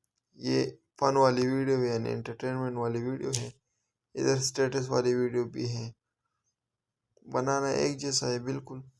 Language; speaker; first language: Hindi; non-native, local second language; Punjabi